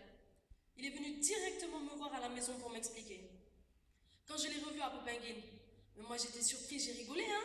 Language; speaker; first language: French; non-native, local second language; Wolof